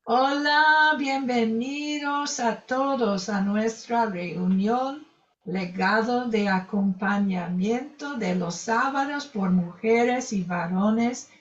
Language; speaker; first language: Spanish; non-native, fluent; English